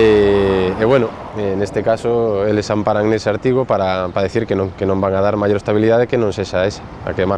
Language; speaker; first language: Spanish; non-native, local second language; Galician